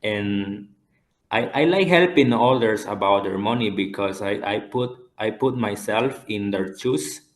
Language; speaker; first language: English; non-native, fluent; Spanish